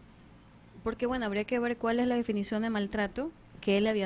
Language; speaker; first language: Spanish; native; Spanish